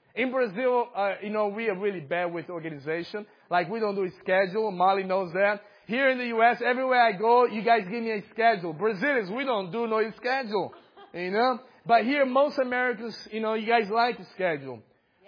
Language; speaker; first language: English; non-native, fluent; Portuguese